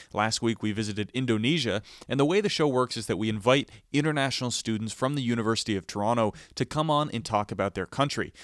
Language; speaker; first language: English; native; English